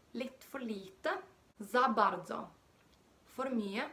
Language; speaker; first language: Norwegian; non-native, learner; Polish